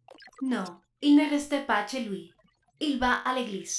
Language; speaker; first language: French; non-native, learner; Spanish